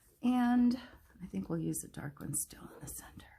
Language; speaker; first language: English; native; English